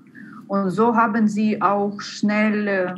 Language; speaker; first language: German; non-native, fluent; Ukrainian